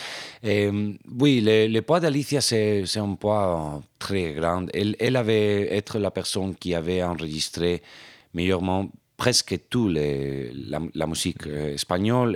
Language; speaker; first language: French; non-native, fluent; Spanish